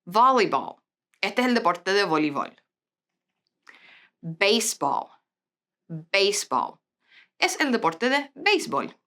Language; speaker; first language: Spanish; non-native, fluent; English